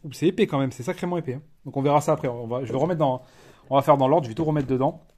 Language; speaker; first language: French; native; French